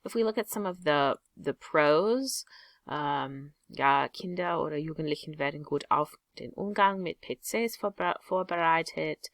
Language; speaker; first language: German; non-native, fluent; English